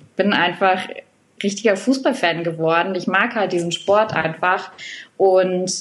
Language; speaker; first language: German; native; German